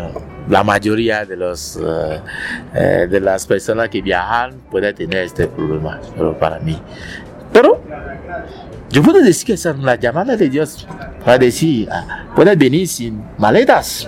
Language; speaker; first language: Spanish; non-native, learner; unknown